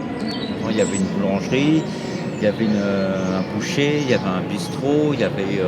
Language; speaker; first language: French; native; French